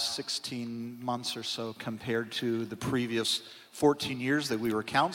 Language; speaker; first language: English; native; English